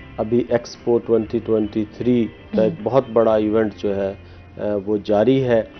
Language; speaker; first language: Urdu; non-native, local second language; Haryanvi